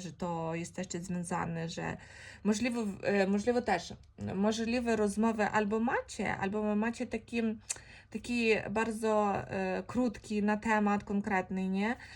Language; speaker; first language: Polish; non-native, fluent; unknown